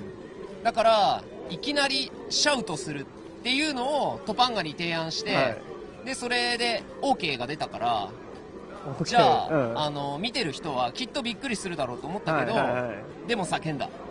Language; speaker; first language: Japanese; native; Japanese